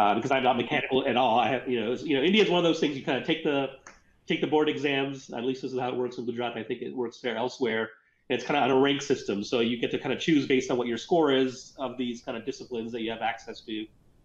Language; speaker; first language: English; early bilingual, other home language; Gujarati